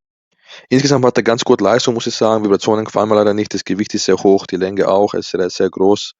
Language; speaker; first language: German; native; German